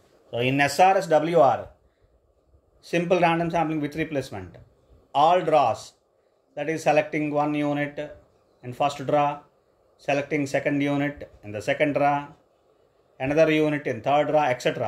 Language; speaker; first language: English; non-native, local second language; Telugu